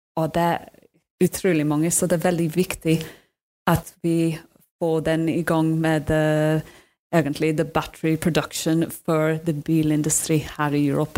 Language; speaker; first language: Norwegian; non-native, fluent; English